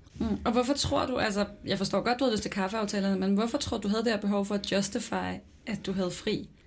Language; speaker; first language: Danish; native; Danish